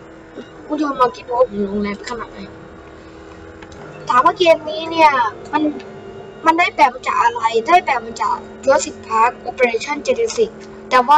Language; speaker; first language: Thai; native; Thai